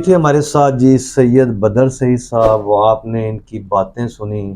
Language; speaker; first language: Urdu; non-native, local second language; Punjabi